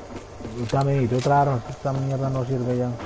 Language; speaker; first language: Spanish; native; Spanish